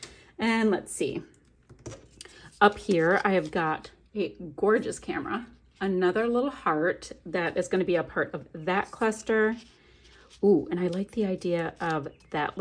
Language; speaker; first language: English; native; English